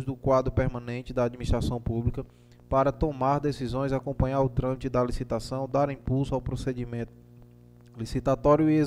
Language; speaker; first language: Portuguese; native; Portuguese